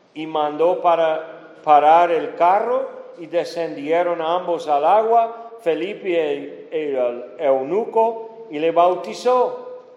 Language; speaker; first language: Spanish; non-native, fluent; English